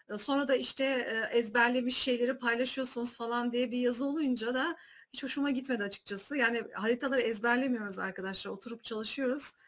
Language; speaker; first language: Turkish; early bilingual, heritage; Turkish